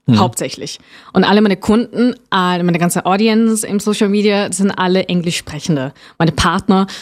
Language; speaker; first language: German; non-native, fluent; Portuguese